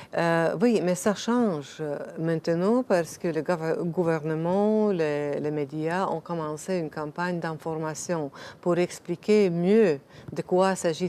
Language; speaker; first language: French; non-native, fluent; Latvian